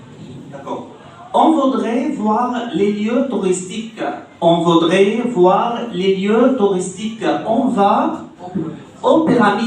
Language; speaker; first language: French; non-native, fluent; Arabic